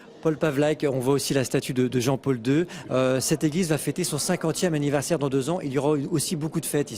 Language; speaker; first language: French; native; French